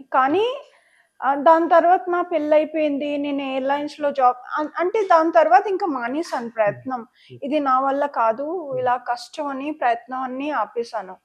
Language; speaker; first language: Telugu; non-native, local second language; Punjabi